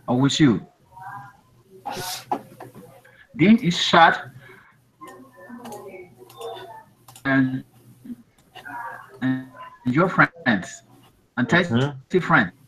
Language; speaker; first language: English; non-native, learner; Spanish